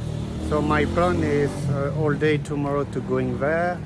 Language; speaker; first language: English; non-native, learner; French